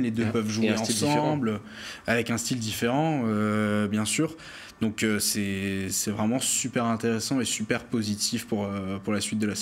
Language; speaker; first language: French; native; French